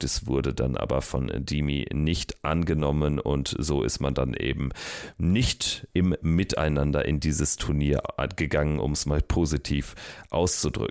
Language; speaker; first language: German; native; German